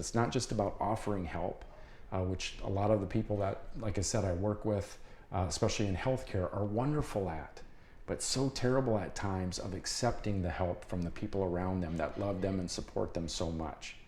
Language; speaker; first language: English; native; English